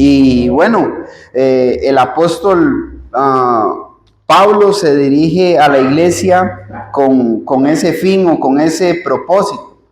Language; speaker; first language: Spanish; native; Spanish